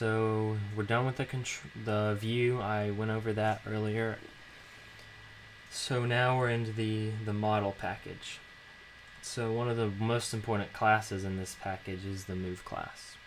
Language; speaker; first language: English; native; English